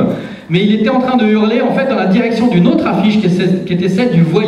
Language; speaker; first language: French; native; French